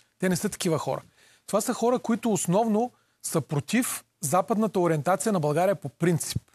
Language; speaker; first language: Bulgarian; native; Bulgarian